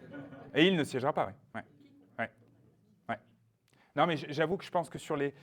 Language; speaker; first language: French; native; French